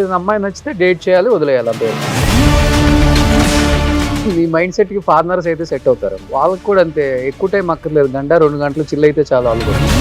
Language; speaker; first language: Telugu; native; Telugu